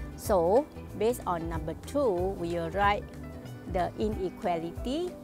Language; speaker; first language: English; non-native, local second language; Chinese